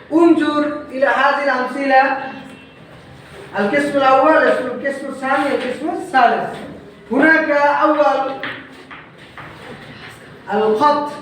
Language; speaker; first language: Arabic; non-native, fluent; Bangla